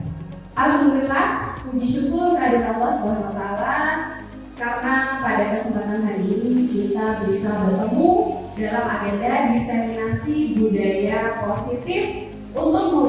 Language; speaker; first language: Indonesian; native; Indonesian